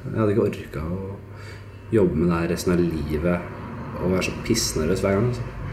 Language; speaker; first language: Norwegian; native; Norwegian